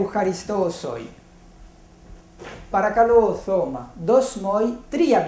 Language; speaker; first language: Greek; non-native, fluent; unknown